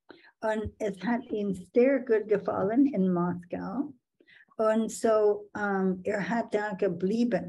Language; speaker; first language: German; non-native, fluent; English